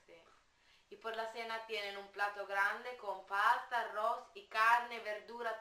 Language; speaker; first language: Spanish; non-native, fluent; Italian